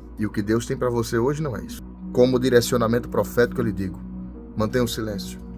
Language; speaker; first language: Portuguese; native; Portuguese